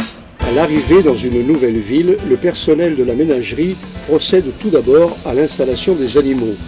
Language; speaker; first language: French; native; French